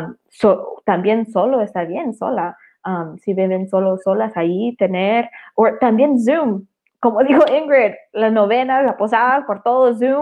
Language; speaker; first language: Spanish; early bilingual, heritage; Spanish